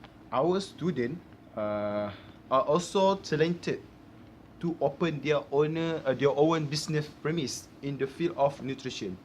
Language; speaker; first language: English; non-native, learner; Malay